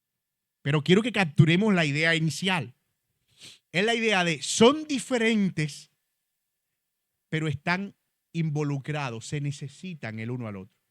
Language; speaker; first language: Spanish; native; Spanish